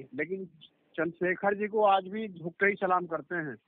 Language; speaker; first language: Hindi; native; Hindi